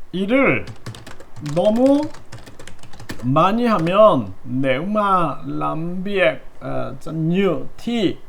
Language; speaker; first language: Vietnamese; non-native, learner; Korean